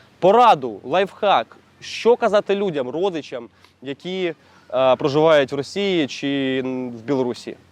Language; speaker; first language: Ukrainian; native; Ukrainian